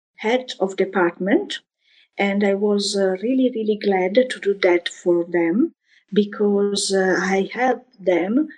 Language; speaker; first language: English; non-native, fluent; Italian